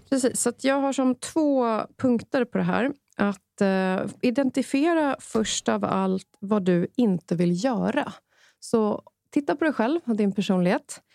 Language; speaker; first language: Swedish; native; Swedish